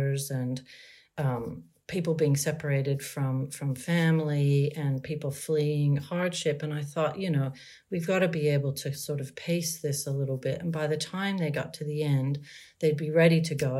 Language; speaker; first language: English; native; English